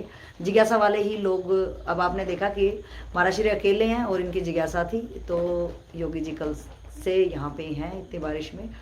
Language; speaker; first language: Hindi; native; Hindi